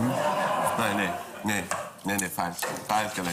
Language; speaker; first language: German; non-native, fluent; Spanish